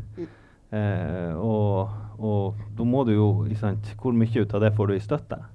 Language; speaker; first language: Norwegian; native; Norwegian